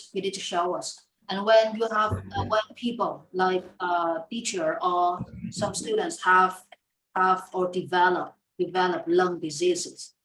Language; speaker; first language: English; non-native, fluent; Vietnamese